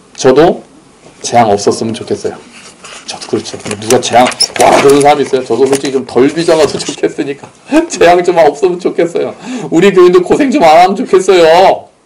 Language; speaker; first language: Korean; native; Korean